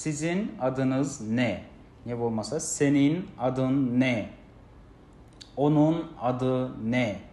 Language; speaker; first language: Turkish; non-native, fluent; Kazakh